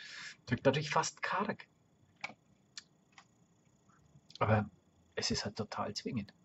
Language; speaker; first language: German; native; German